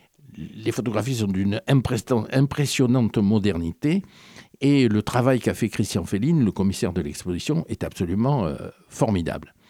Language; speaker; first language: French; native; French